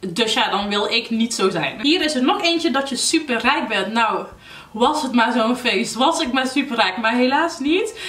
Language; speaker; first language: Dutch; early bilingual, other home language; Arabic